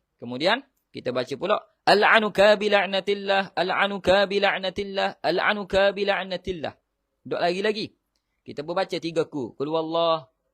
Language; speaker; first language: Malay; native; Malay